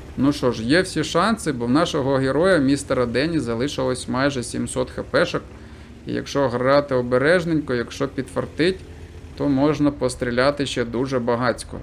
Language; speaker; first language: Ukrainian; non-native, local second language; Russian